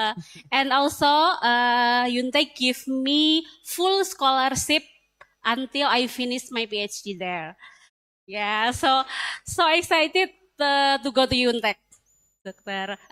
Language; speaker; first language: English; non-native, learner; Indonesian